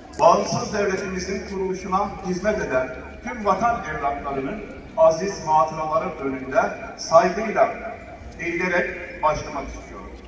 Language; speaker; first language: Turkish; native; Turkish